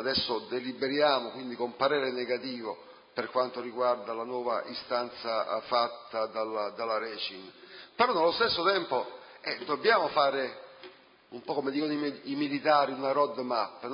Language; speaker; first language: Italian; native; Italian